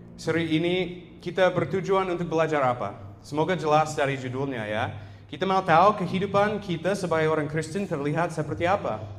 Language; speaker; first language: Indonesian; non-native, fluent; English